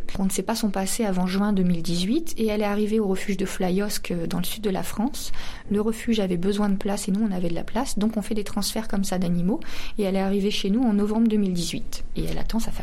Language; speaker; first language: French; native; French